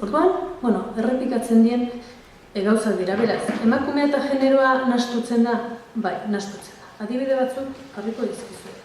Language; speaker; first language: Basque; native; Basque